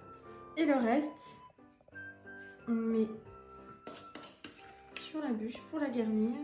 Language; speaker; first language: French; native; French